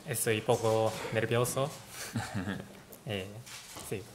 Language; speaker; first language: Spanish; non-native, learner; Japanese